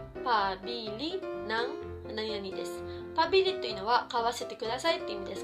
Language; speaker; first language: Japanese; non-native, fluent; Filipino